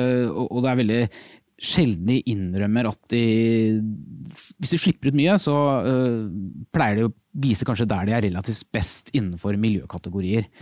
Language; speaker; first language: Norwegian; native; Norwegian